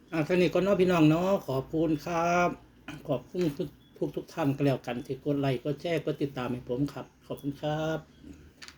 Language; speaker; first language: Thai; native; Thai